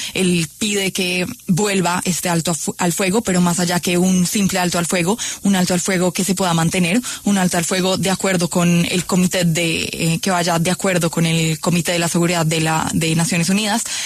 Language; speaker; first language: Spanish; native; Spanish